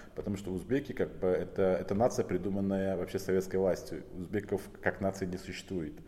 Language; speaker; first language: Russian; non-native, local second language; Tajik